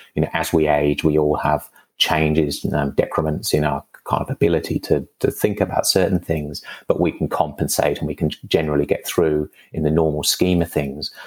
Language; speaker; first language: English; native; English